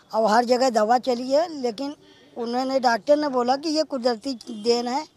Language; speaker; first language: Hindi; native; Hindi